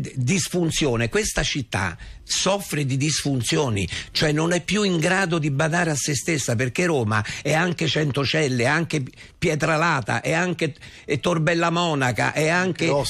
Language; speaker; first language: Italian; native; Italian